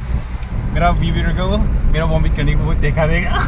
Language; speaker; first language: Hindi; non-native, local second language; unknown